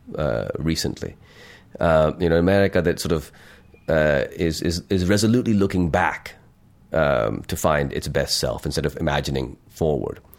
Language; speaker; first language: English; non-native, local second language; Urdu